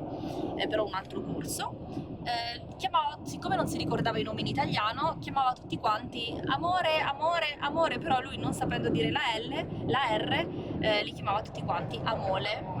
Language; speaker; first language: Italian; native; Italian